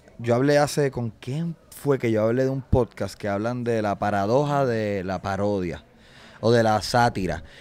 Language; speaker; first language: Spanish; native; Spanish